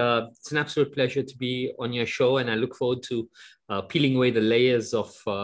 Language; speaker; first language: English; native; English